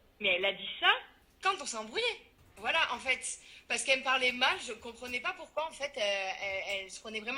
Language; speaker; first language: French; native; French